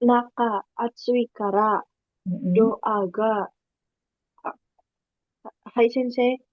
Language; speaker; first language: Japanese; non-native, learner; Indonesian